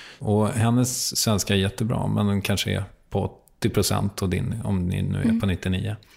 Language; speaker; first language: Swedish; native; Swedish